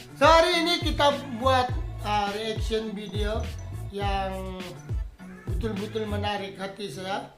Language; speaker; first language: Malay; non-native, learner; Filipino